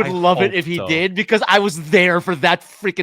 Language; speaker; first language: English; native; English